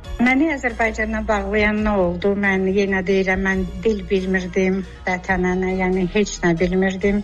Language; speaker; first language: Azerbaijani; non-native, fluent; Georgian